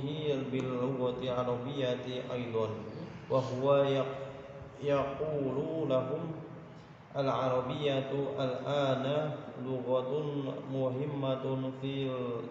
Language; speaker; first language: Arabic; non-native, learner; Indonesian